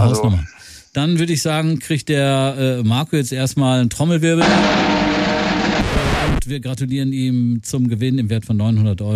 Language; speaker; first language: German; native; German